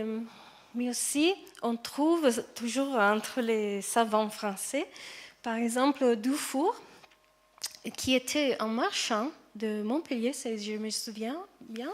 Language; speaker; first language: French; non-native, fluent; Italian